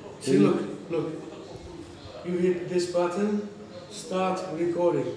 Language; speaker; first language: English; non-native, learner; Russian